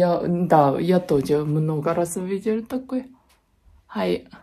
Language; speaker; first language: Russian; non-native, learner; Japanese